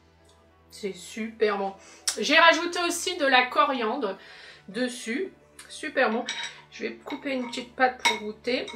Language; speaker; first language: French; native; French